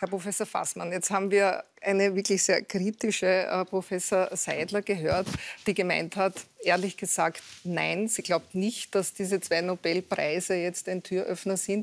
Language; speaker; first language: German; native; German